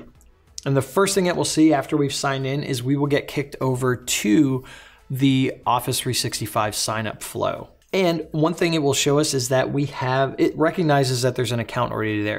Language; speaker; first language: English; native; English